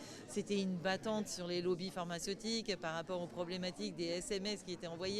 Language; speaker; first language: French; native; French